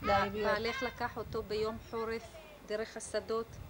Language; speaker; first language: Hebrew; native; Hebrew